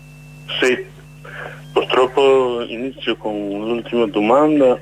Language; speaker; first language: Italian; non-native, learner; Kurdish